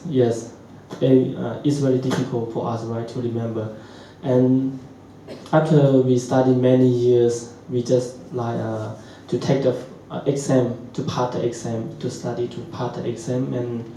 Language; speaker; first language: English; non-native, learner; Shan